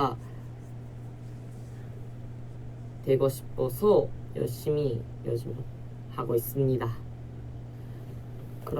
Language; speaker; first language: Korean; non-native, learner; Japanese